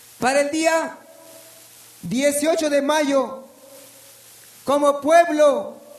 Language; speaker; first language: Spanish; non-native, local second language; Tzotzil